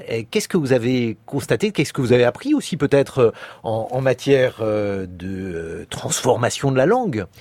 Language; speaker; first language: French; native; French